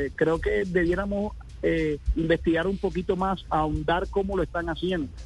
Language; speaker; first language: Spanish; native; Spanish